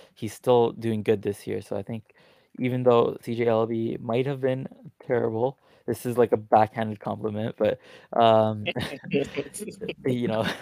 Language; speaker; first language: English; native; English